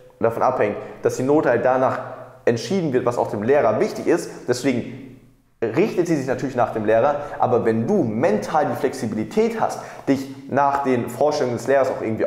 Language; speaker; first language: German; native; German